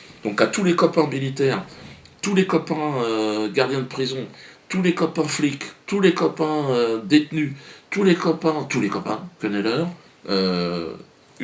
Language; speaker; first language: French; native; French